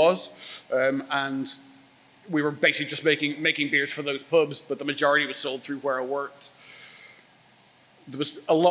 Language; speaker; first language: English; native; English